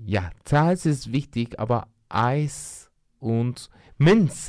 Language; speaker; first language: German; non-native, learner; Turkish